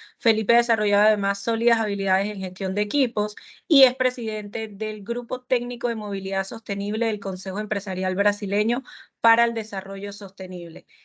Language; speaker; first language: Spanish; native; Spanish